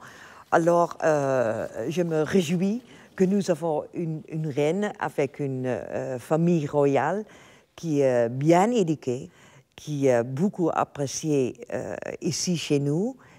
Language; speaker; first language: French; non-native, fluent; Dutch